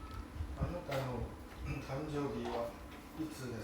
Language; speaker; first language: Japanese; non-native, learner; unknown